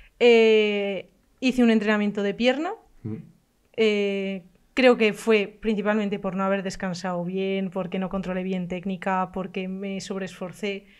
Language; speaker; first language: Spanish; native; Spanish